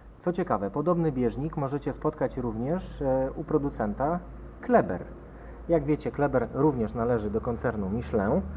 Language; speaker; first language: Polish; native; Polish